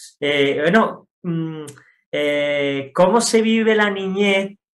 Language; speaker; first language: Spanish; native; Spanish